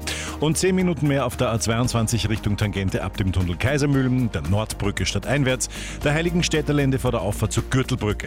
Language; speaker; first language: German; native; German